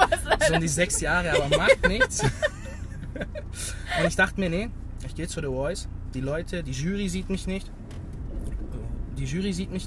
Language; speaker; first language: German; early bilingual, other home language; Bosnian